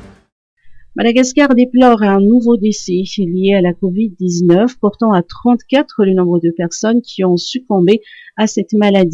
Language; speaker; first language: French; non-native, local second language; Malagasy